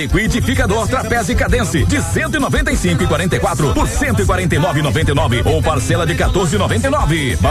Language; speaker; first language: Portuguese; native; Portuguese